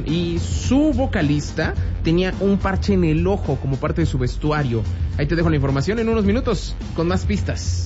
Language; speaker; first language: Spanish; native; Spanish